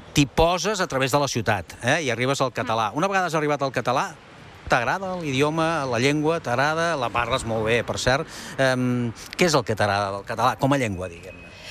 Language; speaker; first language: Catalan; native; Catalan